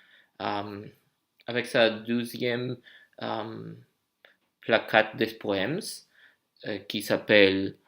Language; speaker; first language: French; non-native, learner; English